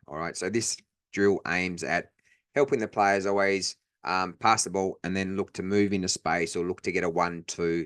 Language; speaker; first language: English; native; English